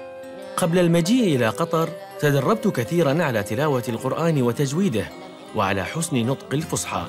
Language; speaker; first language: Arabic; non-native, learner; Malay